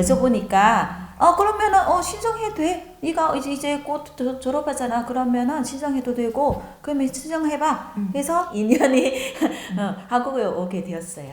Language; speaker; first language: Korean; non-native, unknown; Vietnamese